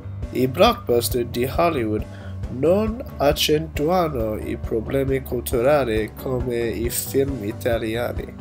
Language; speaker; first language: Italian; non-native, learner; English